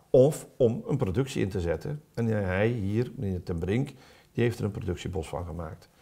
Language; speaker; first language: Dutch; native; Dutch